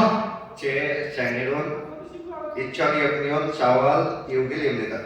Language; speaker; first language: Korean; non-native, learner; Bangla